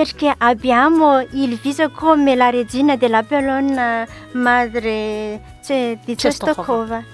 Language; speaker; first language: Italian; non-native, learner; Malagasy